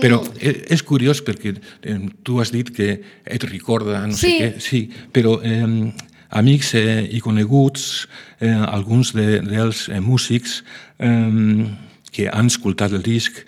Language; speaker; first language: Catalan; non-native, local second language; Spanish